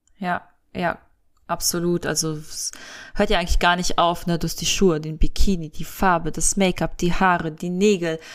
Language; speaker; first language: German; early bilingual, other home language; Russian